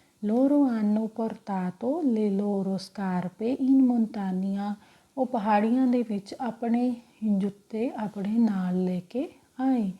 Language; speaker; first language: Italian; non-native, fluent; Punjabi